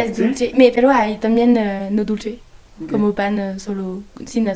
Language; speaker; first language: Spanish; non-native, learner; French